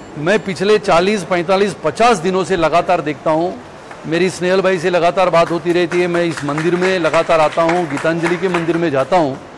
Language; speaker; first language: Hindi; non-native, local second language; Marathi